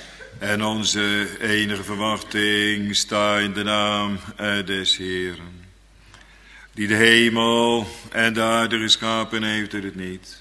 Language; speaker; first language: Dutch; native; Dutch